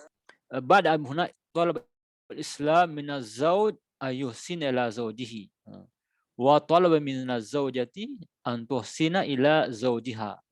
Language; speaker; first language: Arabic; non-native, fluent; Indonesian